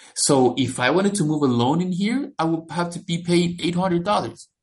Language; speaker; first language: English; non-native, fluent; Spanish